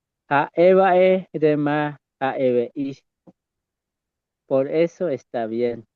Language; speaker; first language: Spanish; non-native, local second language; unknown